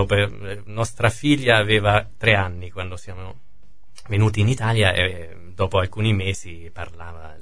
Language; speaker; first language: Italian; non-native, fluent; German